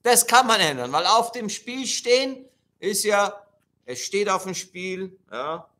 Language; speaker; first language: German; non-native, fluent; Italian